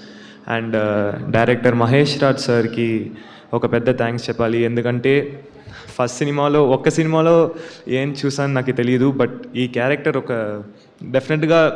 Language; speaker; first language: Telugu; non-native, learner; Tamil